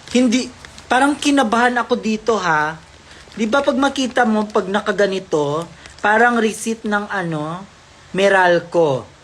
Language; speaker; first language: Filipino; non-native, local second language; Cebuano